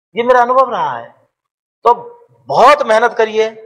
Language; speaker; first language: Hindi; native; Hindi